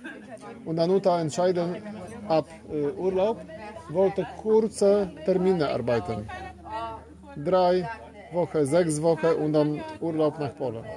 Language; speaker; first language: German; non-native, learner; Polish